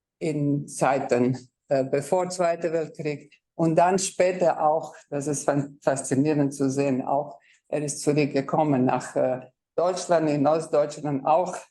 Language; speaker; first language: German; non-native, fluent; Croatian